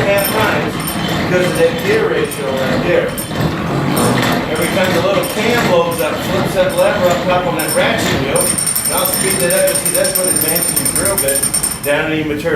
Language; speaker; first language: English; native; English